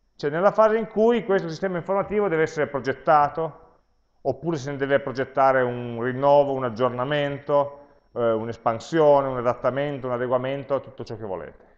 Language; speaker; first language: Italian; native; Italian